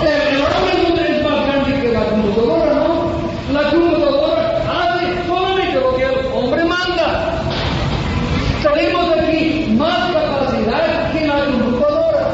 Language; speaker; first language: Spanish; non-native, fluent; English